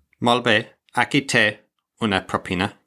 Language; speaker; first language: Catalan; non-native, learner; English